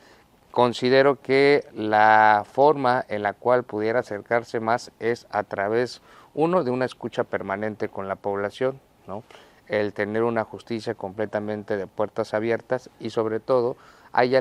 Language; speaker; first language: Spanish; native; Spanish